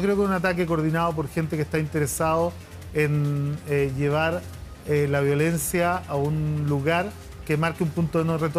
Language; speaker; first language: Spanish; native; Spanish